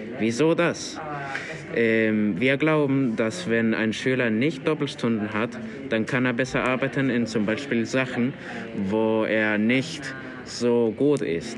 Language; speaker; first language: German; non-native, learner; Spanish